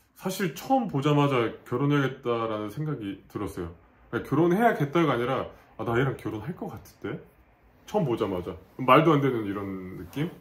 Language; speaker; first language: Korean; native; Korean